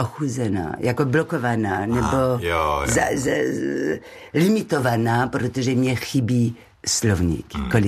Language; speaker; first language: Czech; non-native, learner; French